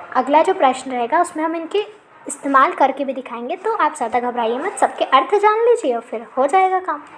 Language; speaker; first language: Hindi; native; Hindi